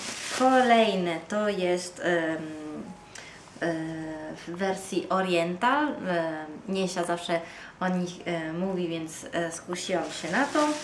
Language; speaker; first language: Polish; non-native, fluent; Italian